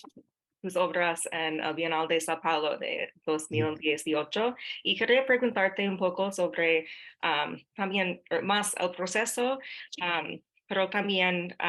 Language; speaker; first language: Spanish; non-native, fluent; English